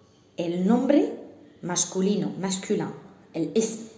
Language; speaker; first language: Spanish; non-native, fluent; Arabic